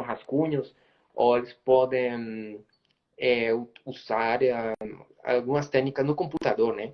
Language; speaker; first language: Portuguese; non-native, fluent; Spanish